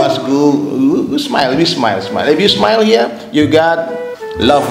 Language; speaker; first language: English; non-native, learner; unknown